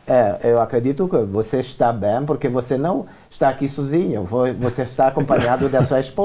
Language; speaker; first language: Portuguese; non-native, learner; Romanian